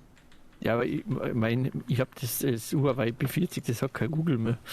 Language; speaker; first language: German; native; German